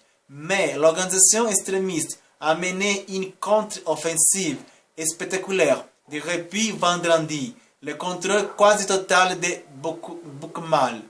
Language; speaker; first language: French; non-native, learner; Portuguese